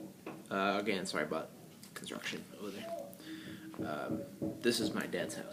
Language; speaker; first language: English; native; English